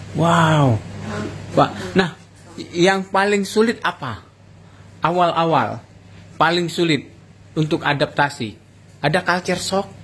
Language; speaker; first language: Indonesian; native; Indonesian